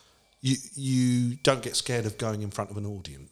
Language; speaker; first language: English; native; English